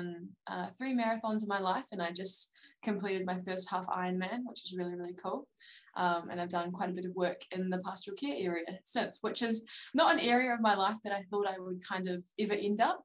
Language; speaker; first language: English; native; English